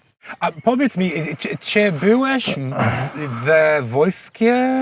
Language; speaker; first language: Polish; non-native, fluent; English